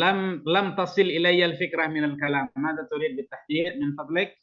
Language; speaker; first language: Arabic; non-native, fluent; Indonesian